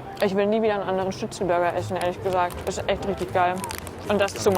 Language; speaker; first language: German; native; German